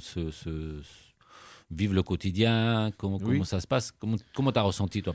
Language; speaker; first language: French; native; French